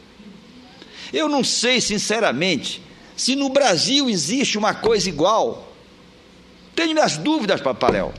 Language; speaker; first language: Portuguese; native; Portuguese